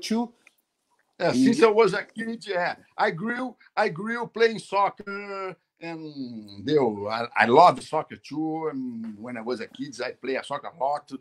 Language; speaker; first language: English; non-native, learner; Portuguese